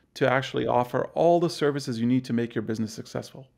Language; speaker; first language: English; non-native, fluent; Arabic